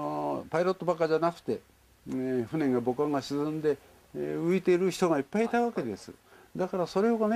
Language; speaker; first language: Japanese; native; Japanese